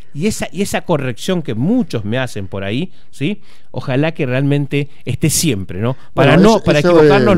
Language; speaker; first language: Spanish; native; Spanish